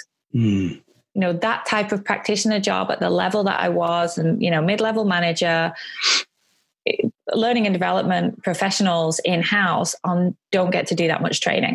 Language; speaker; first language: English; native; English